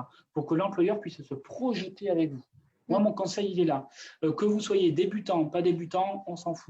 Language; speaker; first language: French; native; French